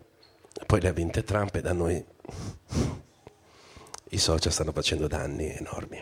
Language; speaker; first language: Italian; native; Italian